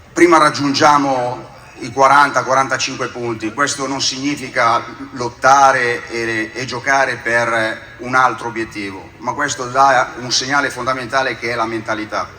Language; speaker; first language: Italian; native; Italian